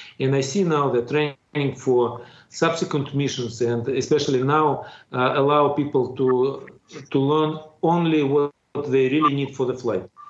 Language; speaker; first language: English; non-native, fluent; Russian